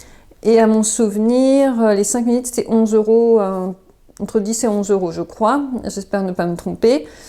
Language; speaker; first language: French; native; French